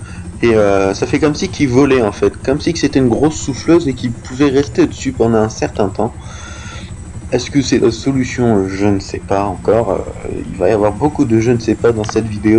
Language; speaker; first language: French; native; French